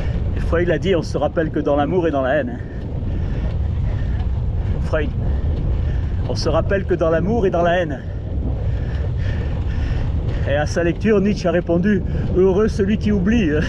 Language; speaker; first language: French; native; French